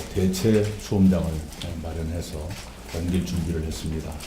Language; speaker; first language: Korean; native; Korean